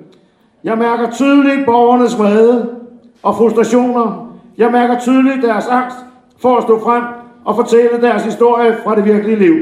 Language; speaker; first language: Danish; native; Danish